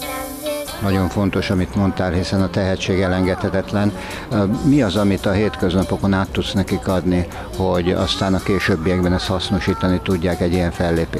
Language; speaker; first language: Hungarian; native; Hungarian